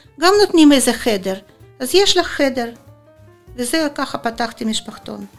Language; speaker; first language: Hebrew; non-native, fluent; Russian